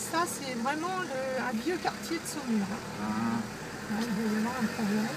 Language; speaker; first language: French; native; French